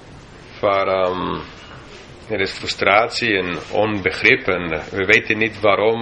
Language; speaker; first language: Dutch; non-native, fluent; English